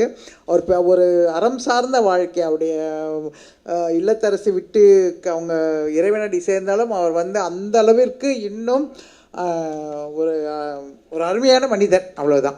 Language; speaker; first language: Tamil; native; Tamil